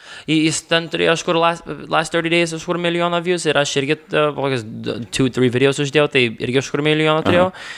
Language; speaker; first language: Lithuanian; early bilingual, heritage; Lithuanian